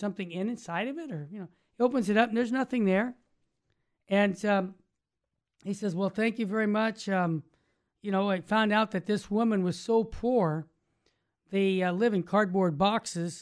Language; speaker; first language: English; native; English